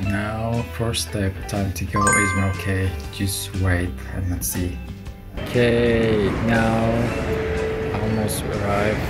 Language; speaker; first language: English; non-native, learner; Turkish